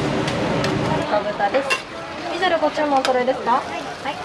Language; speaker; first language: Japanese; native; Japanese